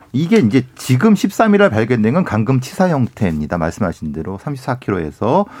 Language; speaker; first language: Korean; native; Korean